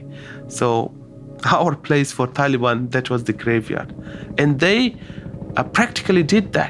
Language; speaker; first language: English; non-native, local second language; Hazaragi